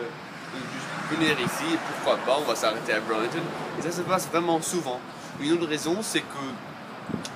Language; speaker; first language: French; non-native, fluent; English